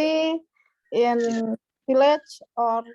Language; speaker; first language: English; non-native, learner; Indonesian